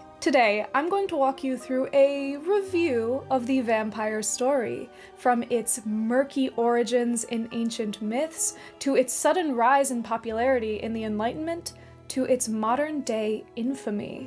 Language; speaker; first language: English; native; English